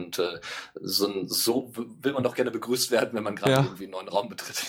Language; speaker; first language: German; native; German